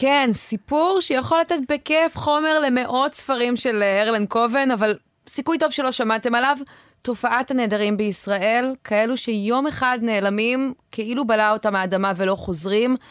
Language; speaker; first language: Hebrew; native; Hebrew